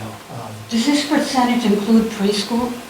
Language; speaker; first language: English; native; English